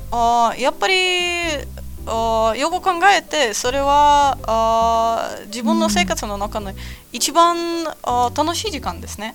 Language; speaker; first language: Japanese; non-native, fluent; Latvian